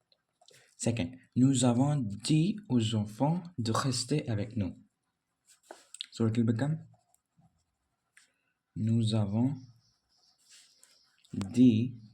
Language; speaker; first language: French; non-native, fluent; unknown